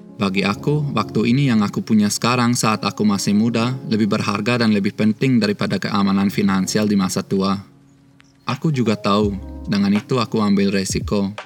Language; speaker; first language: Indonesian; early bilingual, other home language; Swiss German